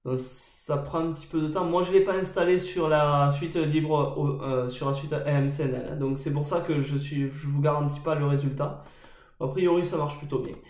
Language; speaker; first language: French; native; French